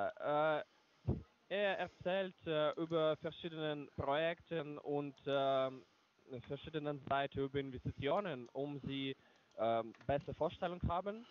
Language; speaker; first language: German; non-native, learner; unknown